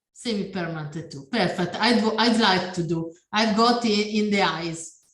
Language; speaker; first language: English; non-native, learner; Italian